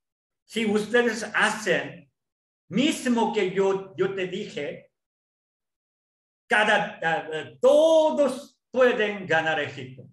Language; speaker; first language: Spanish; non-native, learner; Korean